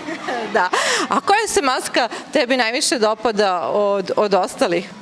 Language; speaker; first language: Serbian; native; Serbian